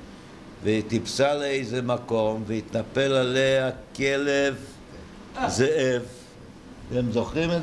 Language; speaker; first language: Hebrew; early bilingual, other home language; Yiddish